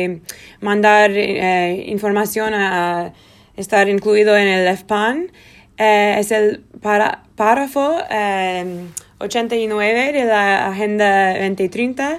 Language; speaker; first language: Spanish; non-native, learner; Portuguese